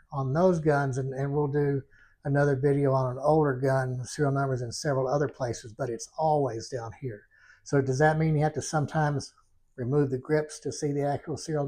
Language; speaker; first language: English; native; English